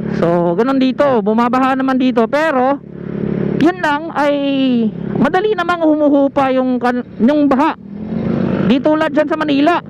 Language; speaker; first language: Filipino; non-native, local second language; Cebuano